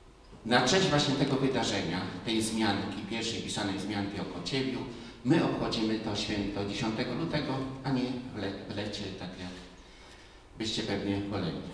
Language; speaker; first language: Polish; native; Polish